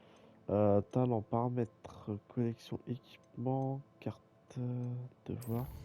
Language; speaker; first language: French; native; French